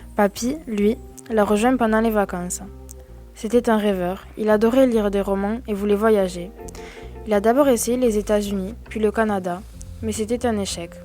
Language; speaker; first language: French; native; French